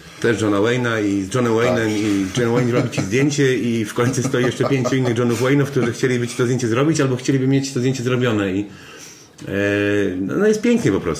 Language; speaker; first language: Polish; native; Polish